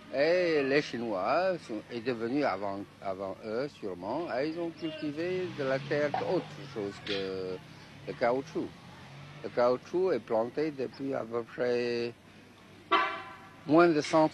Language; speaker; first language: French; non-native, fluent; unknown